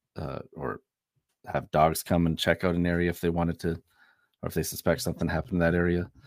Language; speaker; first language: English; native; English